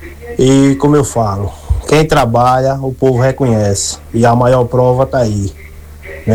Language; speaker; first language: Portuguese; native; Portuguese